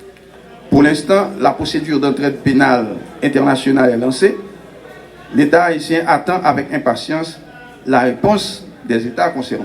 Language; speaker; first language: French; non-native, local second language; Haitian Creole